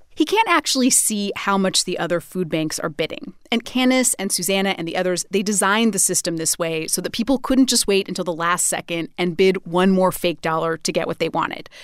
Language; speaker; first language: English; native; English